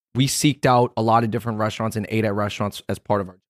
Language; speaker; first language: English; native; English